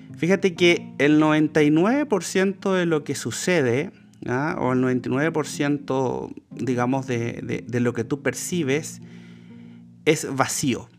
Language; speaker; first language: Spanish; native; Spanish